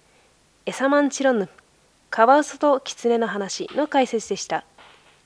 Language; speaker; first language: Japanese; native; Japanese